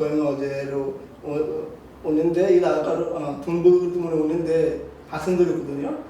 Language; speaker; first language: Korean; non-native, learner; Bangla